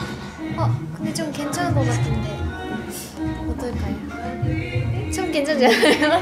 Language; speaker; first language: Korean; non-native, fluent; Japanese